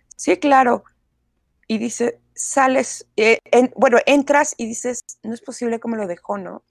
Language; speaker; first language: Spanish; native; Spanish